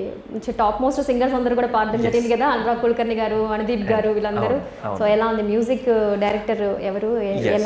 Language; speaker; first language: Telugu; native; Telugu